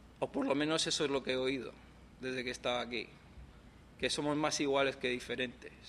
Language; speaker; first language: Spanish; non-native, local second language; English